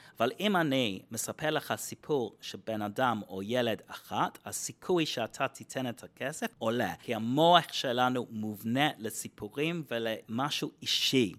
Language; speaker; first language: Hebrew; non-native, fluent; English